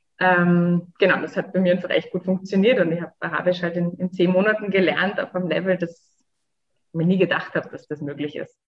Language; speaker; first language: German; native; German